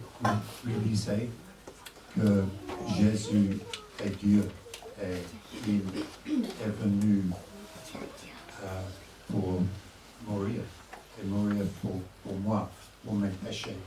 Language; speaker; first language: French; non-native, learner; English